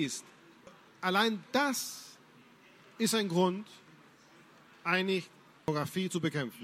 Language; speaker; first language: German; non-native, fluent; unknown